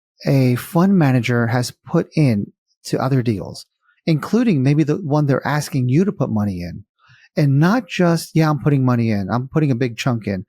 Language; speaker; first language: English; native; English